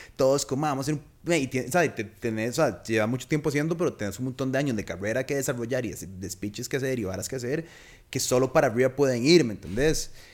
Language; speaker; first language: Spanish; native; Spanish